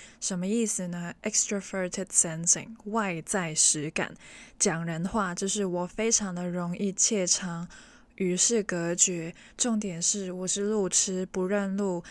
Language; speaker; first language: Chinese; non-native, local second language; Cantonese